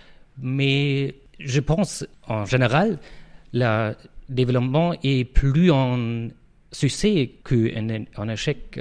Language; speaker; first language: French; non-native, fluent; German